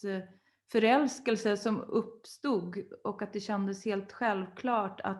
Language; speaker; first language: Swedish; native; Swedish